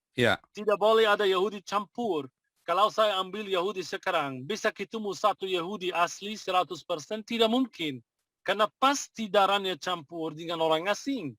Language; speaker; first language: Indonesian; non-native, fluent; Arabic